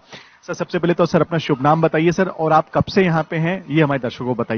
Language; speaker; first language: Hindi; native; Hindi